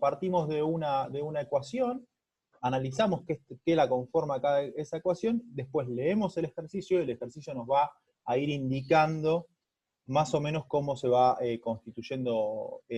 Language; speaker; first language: Spanish; native; Spanish